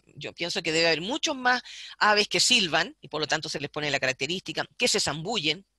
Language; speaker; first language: Spanish; native; Spanish